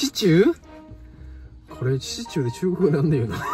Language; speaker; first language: Japanese; non-native, fluent; Chinese